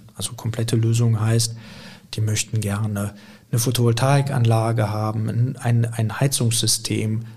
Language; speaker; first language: German; native; German